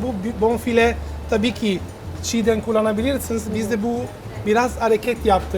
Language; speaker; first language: Turkish; non-native, learner; Italian